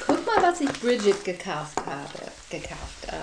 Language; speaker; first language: German; non-native, fluent; English